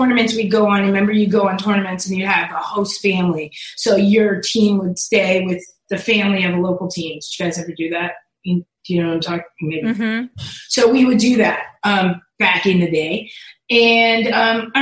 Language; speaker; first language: English; native; English